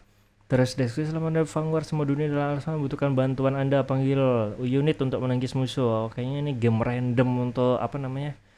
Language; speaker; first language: Indonesian; native; Indonesian